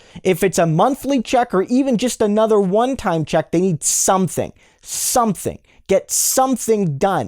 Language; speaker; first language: English; native; English